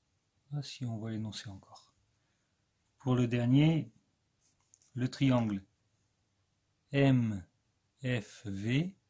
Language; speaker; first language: French; native; French